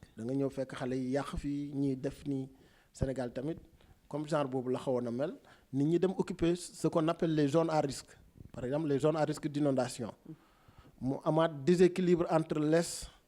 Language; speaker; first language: Wolof; non-native, local second language; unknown